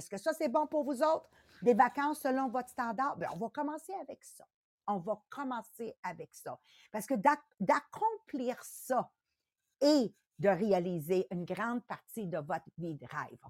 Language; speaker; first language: French; native; French